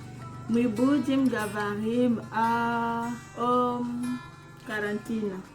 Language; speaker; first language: Russian; non-native, learner; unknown